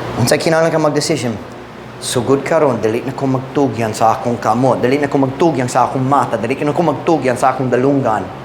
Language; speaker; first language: Cebuano; non-native, fluent; English